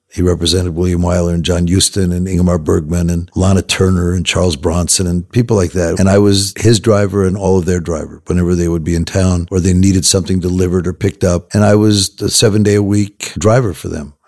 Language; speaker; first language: English; native; English